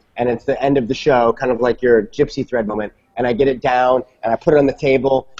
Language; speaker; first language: English; native; English